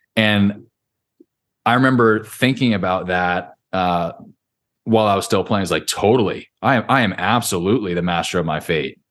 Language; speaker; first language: English; native; English